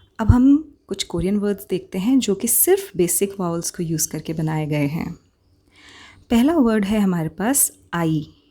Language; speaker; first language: Hindi; native; Hindi